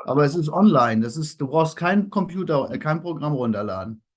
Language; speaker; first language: German; native; German